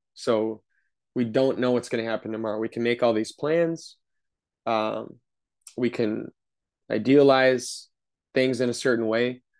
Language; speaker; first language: English; native; English